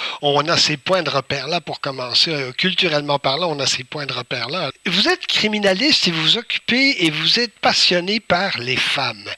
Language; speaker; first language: French; native; French